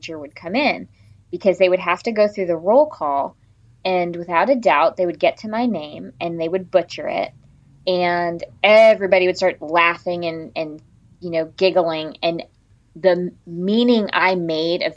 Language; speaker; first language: English; native; English